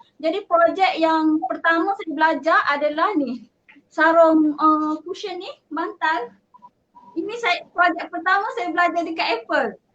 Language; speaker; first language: Malay; native; Malay